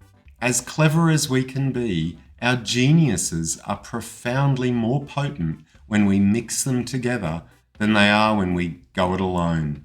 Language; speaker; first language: English; native; English